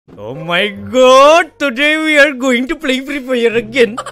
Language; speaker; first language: English; non-native, learner; Indonesian